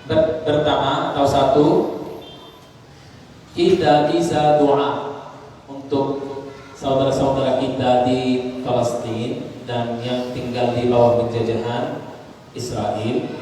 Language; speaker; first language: Indonesian; non-native, learner; Arabic